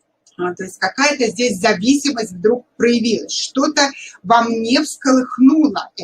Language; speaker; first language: Russian; native; Russian